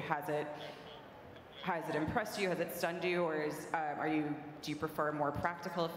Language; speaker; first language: English; native; English